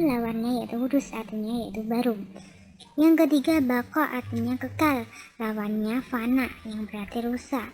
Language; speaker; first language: Indonesian; native; Indonesian